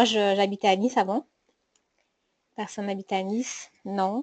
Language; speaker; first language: French; native; French